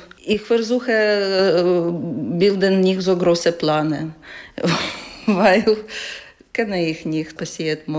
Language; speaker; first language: German; non-native, learner; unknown